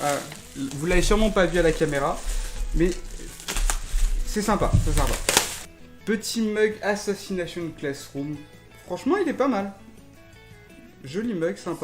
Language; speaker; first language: French; native; French